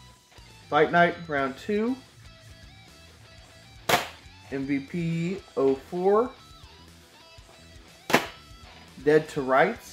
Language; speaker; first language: English; native; English